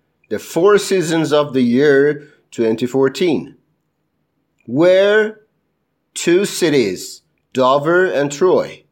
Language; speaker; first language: English; non-native, fluent; Persian